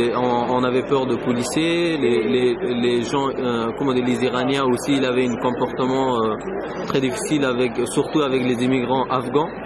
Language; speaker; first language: French; non-native, fluent; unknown